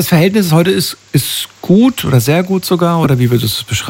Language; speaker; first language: German; native; German